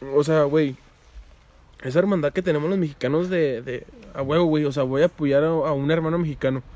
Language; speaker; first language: Spanish; early bilingual, heritage; Spanish